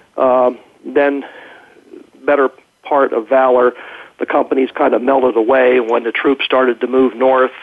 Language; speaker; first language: English; native; English